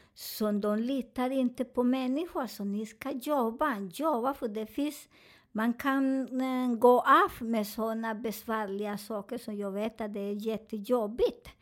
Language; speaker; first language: Swedish; non-native, learner; Spanish